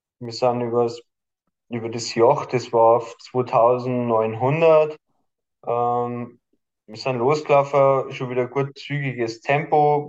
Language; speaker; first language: German; native; German